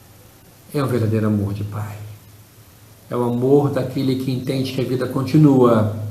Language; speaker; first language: Portuguese; native; Portuguese